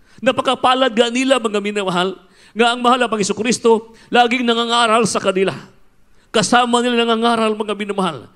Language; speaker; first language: Filipino; non-native, local second language; Cebuano